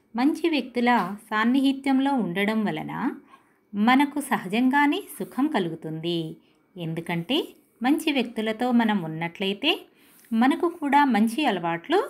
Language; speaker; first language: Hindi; non-native, local second language; Telugu